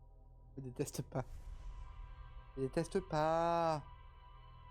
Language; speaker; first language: French; native; French